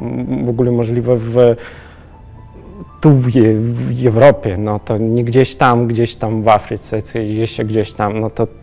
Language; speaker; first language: Polish; non-native, learner; Russian